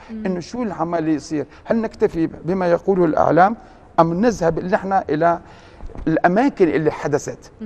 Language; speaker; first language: Arabic; native; Arabic